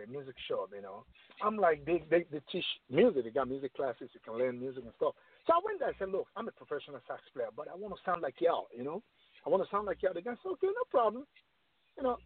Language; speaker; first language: English; non-native, local second language; Yoruba